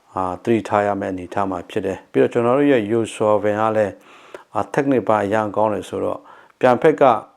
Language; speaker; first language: Burmese; native; Burmese